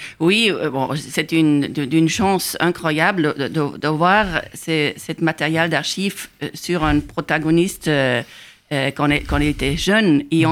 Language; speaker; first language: French; non-native, fluent; German